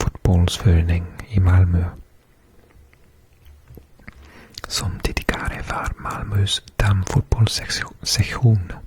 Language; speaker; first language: Swedish; non-native, fluent; English